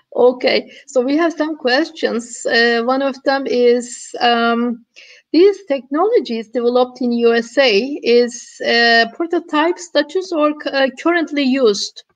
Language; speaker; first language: English; non-native, fluent; Turkish